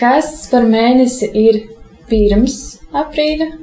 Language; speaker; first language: Latvian; non-native, local second language; Russian